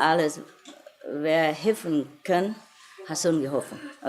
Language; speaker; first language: German; non-native, fluent; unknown